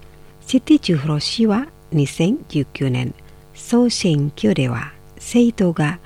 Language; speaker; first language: Japanese; non-native, fluent; Indonesian